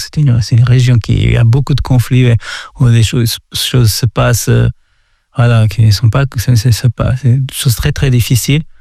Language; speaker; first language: French; non-native, fluent; Portuguese